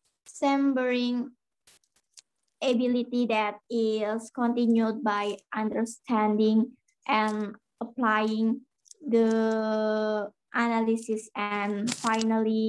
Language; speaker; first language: English; non-native, learner; Indonesian